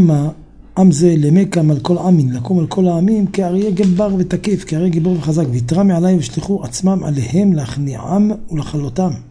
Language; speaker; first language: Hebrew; native; Hebrew